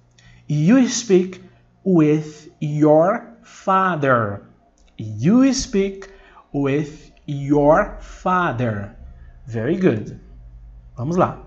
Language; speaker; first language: English; non-native, fluent; Portuguese